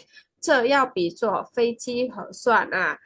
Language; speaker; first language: Chinese; non-native, fluent; Khmer